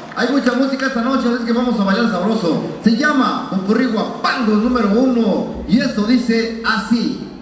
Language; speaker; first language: Spanish; native; Spanish